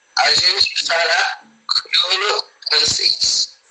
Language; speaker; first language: Portuguese; non-native, fluent; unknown